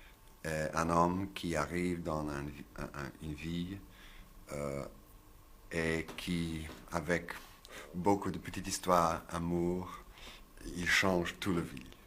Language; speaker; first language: French; non-native, learner; English